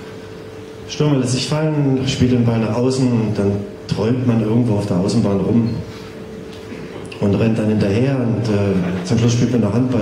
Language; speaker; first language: German; native; German